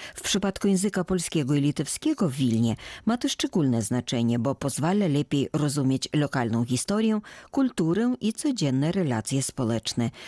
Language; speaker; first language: Polish; native; Polish